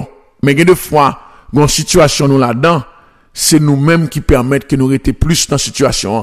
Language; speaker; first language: French; non-native, local second language; Haitian Creole